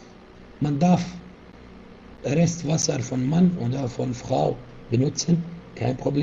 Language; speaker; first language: German; non-native, fluent; Arabic